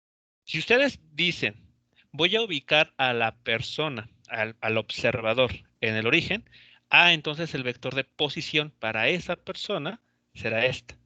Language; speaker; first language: Spanish; native; Spanish